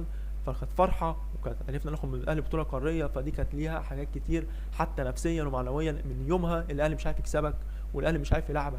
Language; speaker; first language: Arabic; native; Arabic